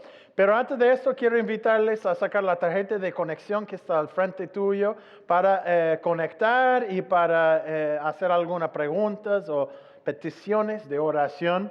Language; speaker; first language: Spanish; non-native, fluent; English